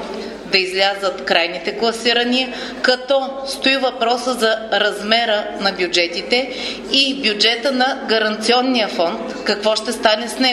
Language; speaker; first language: Bulgarian; native; Bulgarian